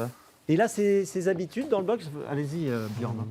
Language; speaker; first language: French; native; French